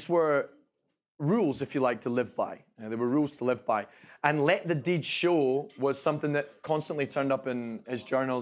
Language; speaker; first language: English; native; English